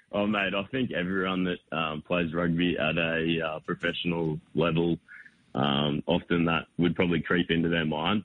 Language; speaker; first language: English; native; English